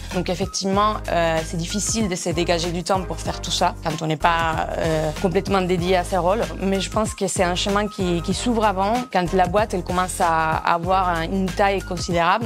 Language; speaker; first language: French; non-native, fluent; Spanish